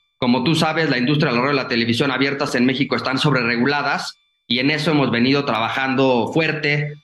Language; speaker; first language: Spanish; native; Spanish